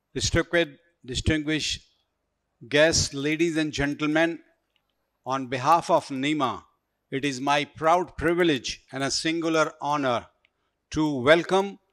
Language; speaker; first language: English; non-native, local second language; Urdu